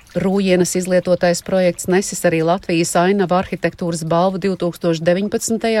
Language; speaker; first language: Latvian; native; Latvian